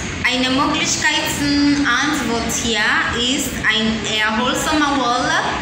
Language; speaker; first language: German; non-native, learner; English